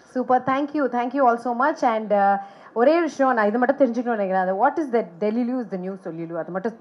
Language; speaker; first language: Tamil; native; Tamil